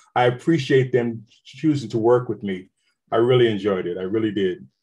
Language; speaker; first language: English; native; English